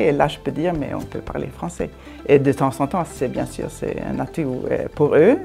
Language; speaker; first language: French; non-native, fluent; Swedish